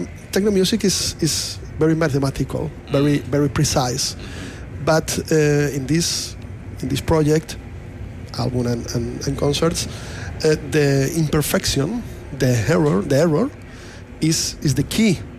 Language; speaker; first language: English; non-native, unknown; Spanish